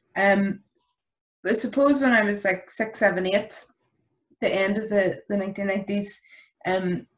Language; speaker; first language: English; native; English